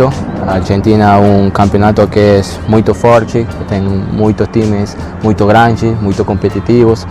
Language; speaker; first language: Portuguese; non-native, learner; Spanish